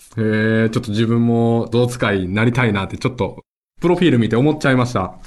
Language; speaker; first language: Japanese; native; Japanese